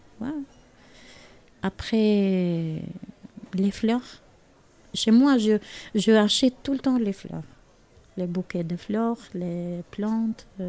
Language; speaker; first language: French; non-native, learner; Albanian